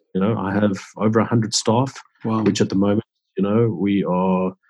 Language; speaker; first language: English; native; English